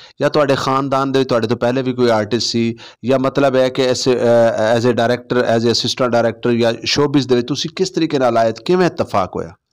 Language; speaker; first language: Punjabi; non-native, local second language; Saraiki